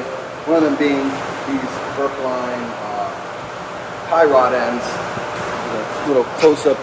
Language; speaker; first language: English; native; English